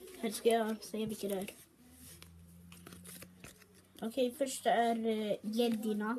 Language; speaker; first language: Swedish; native; Swedish